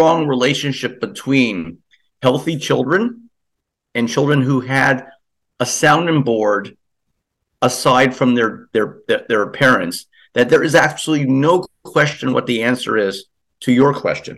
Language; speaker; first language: English; native; English